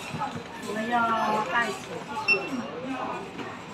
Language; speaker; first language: Chinese; non-native, learner; Filipino